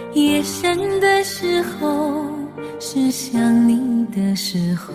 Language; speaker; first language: Chinese; non-native, fluent; Thai